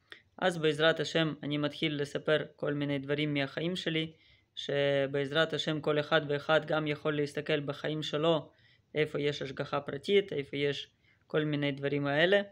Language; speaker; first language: Hebrew; non-native, fluent; Russian